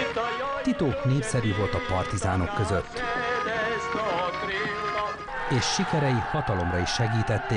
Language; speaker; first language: Hungarian; native; Hungarian